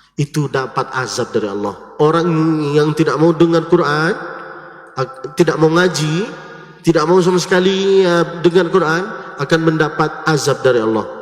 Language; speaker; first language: Malay; non-native, fluent; Arabic